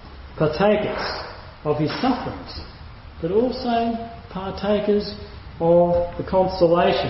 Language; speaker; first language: English; native; English